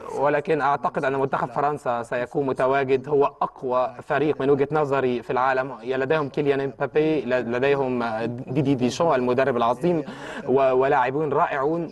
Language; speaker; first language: Arabic; early bilingual, heritage; Arabic